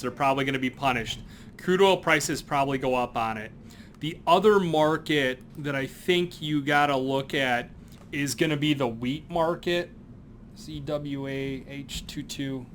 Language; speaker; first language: English; native; English